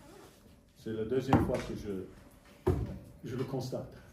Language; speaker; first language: French; non-native, fluent; English